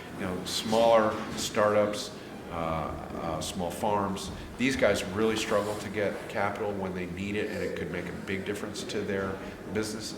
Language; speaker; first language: English; native; English